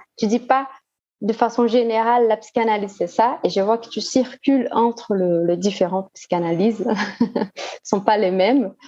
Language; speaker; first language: French; non-native, fluent; Portuguese